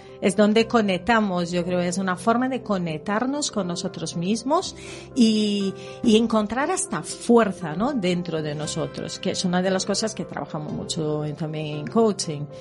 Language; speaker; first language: Spanish; early bilingual, heritage; Spanish